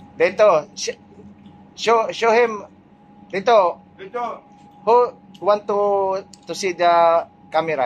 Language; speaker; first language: English; non-native, local second language; Filipino